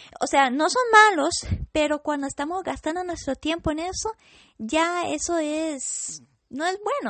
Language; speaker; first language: Spanish; non-native, fluent; English